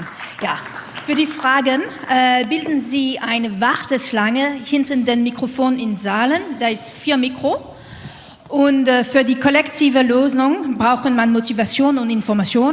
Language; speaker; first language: German; non-native, learner; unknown